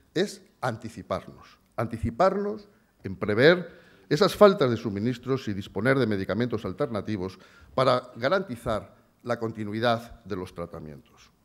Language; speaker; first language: Spanish; native; Spanish